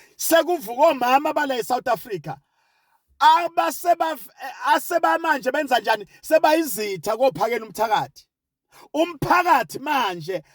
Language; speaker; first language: Zulu; non-native, local second language; Swati